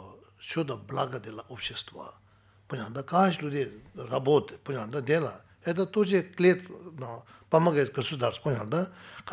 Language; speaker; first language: Russian; non-native, learner; Tibetan